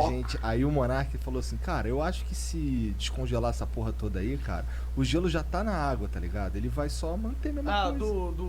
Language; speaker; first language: Portuguese; native; Portuguese